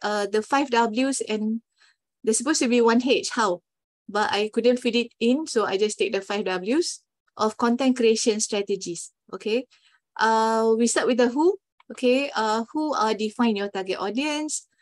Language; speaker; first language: English; non-native, local second language; Malay